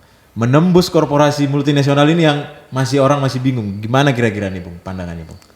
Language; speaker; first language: Indonesian; native; Indonesian